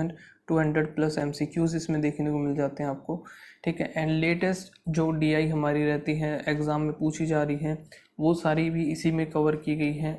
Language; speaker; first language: Hindi; native; Hindi